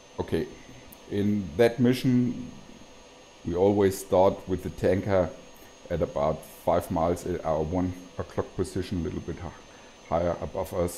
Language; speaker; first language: English; non-native, fluent; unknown